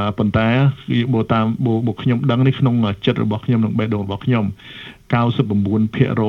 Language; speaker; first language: Khmer; early bilingual, other home language; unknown